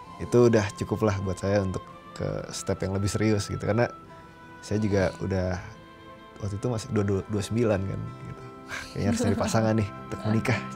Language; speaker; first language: Indonesian; native; Indonesian